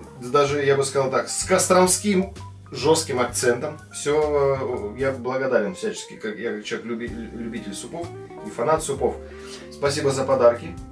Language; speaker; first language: Russian; native; Russian